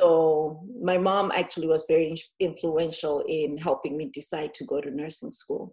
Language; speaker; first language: English; non-native, local second language; Shona